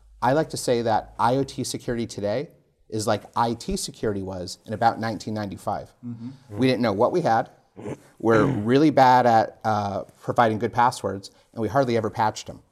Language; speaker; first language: English; native; English